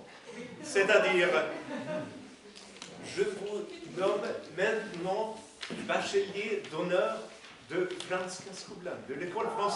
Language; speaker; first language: French; non-native, fluent; Swedish